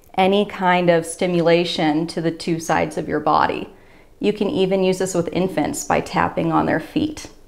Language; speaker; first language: English; native; English